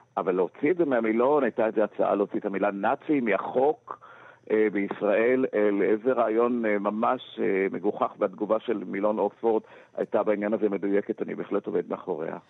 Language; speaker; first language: Hebrew; native; Hebrew